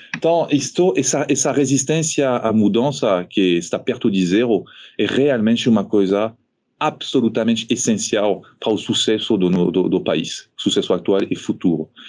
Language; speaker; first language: Portuguese; non-native, fluent; French